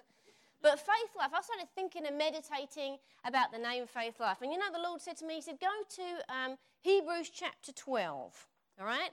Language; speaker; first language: English; native; English